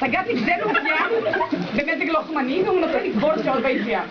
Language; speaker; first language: Hebrew; native; Hebrew